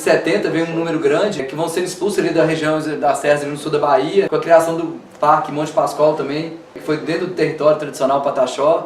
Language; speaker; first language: Portuguese; native; Portuguese